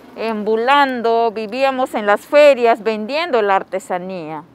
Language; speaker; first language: Spanish; non-native, local second language; Shipibo-Conibo